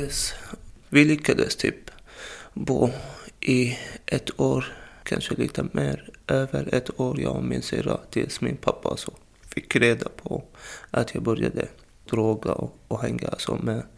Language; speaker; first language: Swedish; non-native, fluent; Arabic